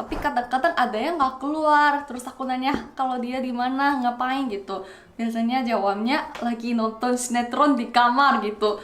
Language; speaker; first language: Indonesian; non-native, fluent; Korean